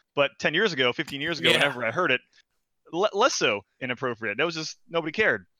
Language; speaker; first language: English; non-native, fluent; Portuguese